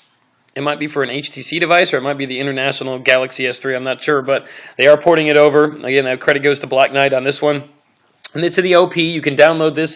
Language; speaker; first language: English; native; English